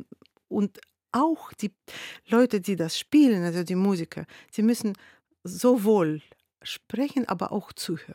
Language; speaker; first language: German; non-native, fluent; Russian